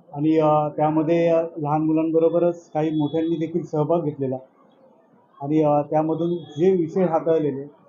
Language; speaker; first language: Marathi; native; Marathi